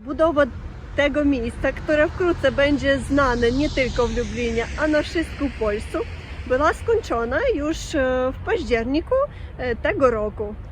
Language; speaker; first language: Polish; non-native, learner; Ukrainian